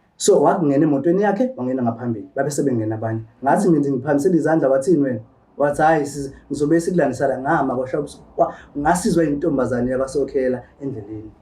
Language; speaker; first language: Zulu; native; Zulu